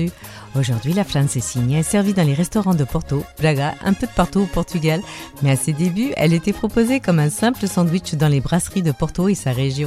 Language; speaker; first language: French; native; French